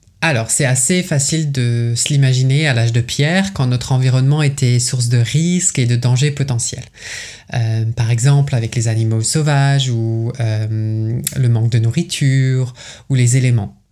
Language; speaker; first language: French; native; French